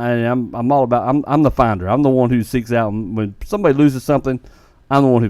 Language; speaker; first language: English; native; English